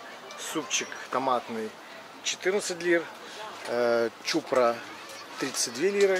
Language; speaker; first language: Russian; native; Russian